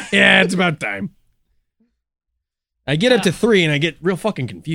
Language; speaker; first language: English; native; English